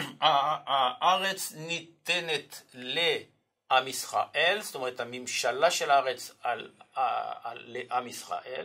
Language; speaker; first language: Hebrew; non-native, fluent; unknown